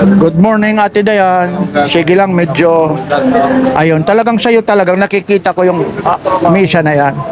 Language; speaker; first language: Filipino; non-native, local second language; Cebuano